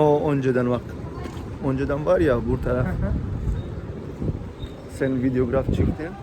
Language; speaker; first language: Turkish; non-native, learner; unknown